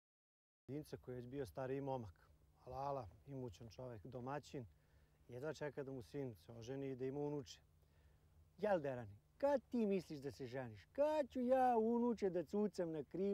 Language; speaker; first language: Croatian; native; Croatian